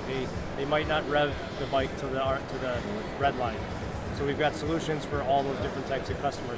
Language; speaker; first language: English; native; English